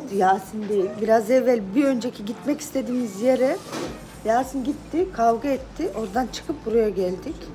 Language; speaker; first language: Turkish; native; Turkish